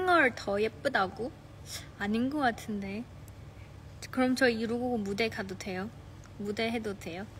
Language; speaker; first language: Korean; non-native, fluent; Chinese